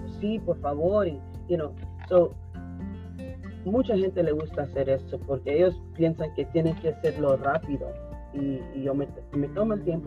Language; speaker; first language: Spanish; early bilingual, heritage; Spanish